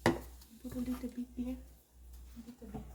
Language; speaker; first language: English; non-native, fluent; Vietnamese